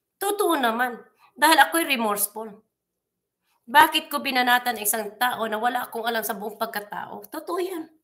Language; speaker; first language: Filipino; non-native, local second language; Cebuano